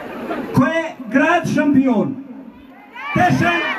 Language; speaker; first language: Bosnian; native; Bosnian